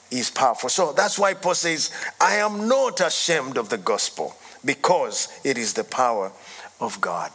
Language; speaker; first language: English; non-native, local second language; Ganda